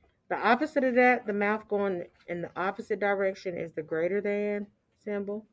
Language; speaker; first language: English; native; English